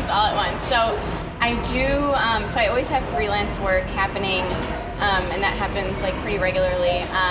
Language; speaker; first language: English; native; English